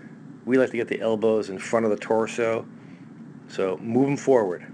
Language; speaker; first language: English; native; English